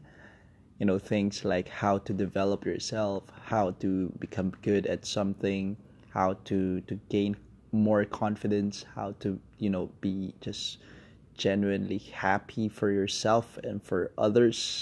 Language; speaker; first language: English; non-native, local second language; Filipino